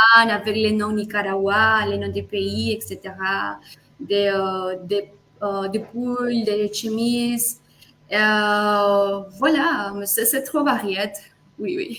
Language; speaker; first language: French; non-native, fluent; Spanish